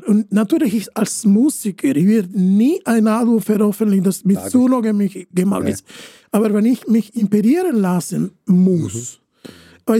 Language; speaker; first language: German; non-native, fluent; Spanish